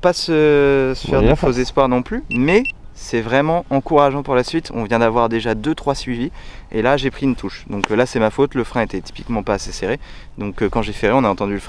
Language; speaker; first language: French; native; French